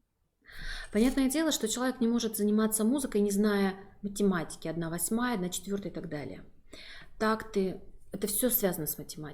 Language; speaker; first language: Russian; native; Russian